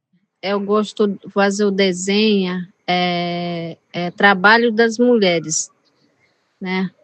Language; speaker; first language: Portuguese; non-native, local second language; Yanomámi